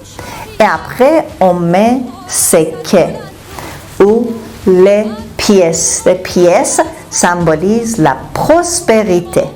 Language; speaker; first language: French; non-native, fluent; Persian